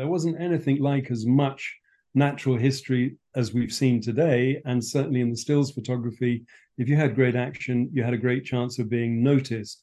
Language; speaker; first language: English; native; English